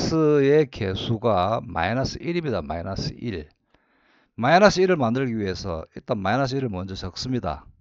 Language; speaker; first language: Korean; native; Korean